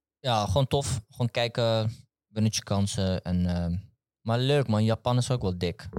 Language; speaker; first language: Dutch; early bilingual, other home language; Turkish